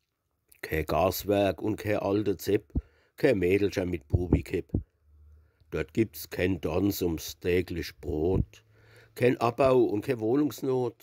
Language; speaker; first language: German; native; German